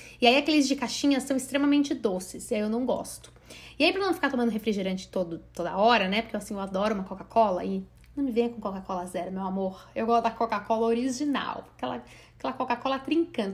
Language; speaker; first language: Portuguese; native; Portuguese